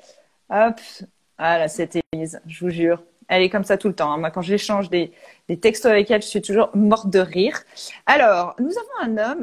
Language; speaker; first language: French; native; French